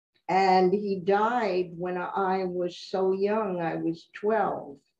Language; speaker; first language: English; native; English